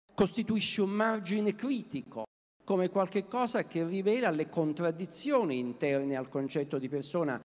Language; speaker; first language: Italian; native; Italian